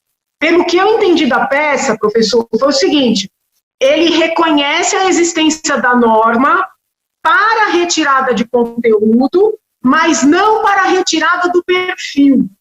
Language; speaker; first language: Portuguese; native; Portuguese